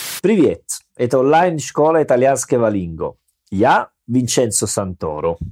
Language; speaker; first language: Russian; non-native, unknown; Italian